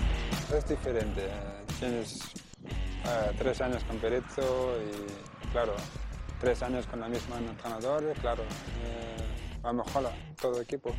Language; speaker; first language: Spanish; non-native, learner; Danish